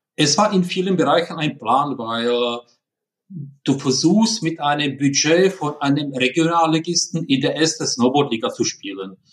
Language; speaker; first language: German; non-native, fluent; Czech